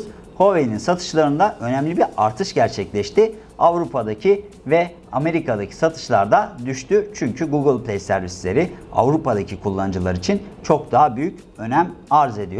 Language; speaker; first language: Turkish; native; Turkish